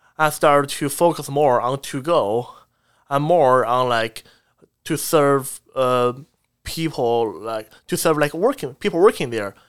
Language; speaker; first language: English; non-native, fluent; Chinese